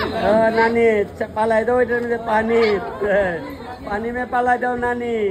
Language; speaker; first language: Hindi; non-native, local second language; Bangla